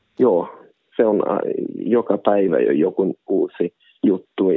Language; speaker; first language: Finnish; non-native, local second language; Swedish